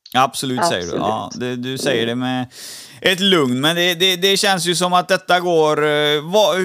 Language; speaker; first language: Swedish; native; Swedish